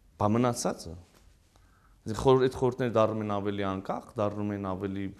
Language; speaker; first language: Armenian; native; Armenian